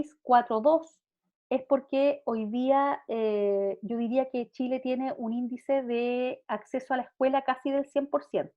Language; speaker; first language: Spanish; native; Spanish